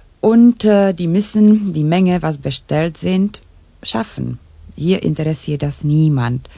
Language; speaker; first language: German; non-native, learner; Czech